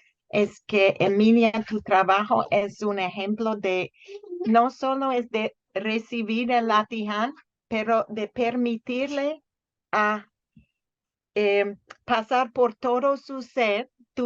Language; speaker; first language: Spanish; non-native, fluent; English